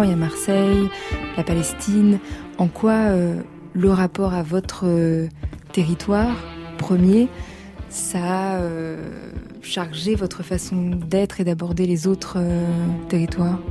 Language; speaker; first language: French; native; French